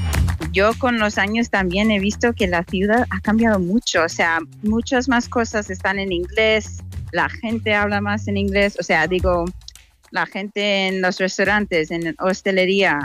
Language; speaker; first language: Spanish; non-native, fluent; English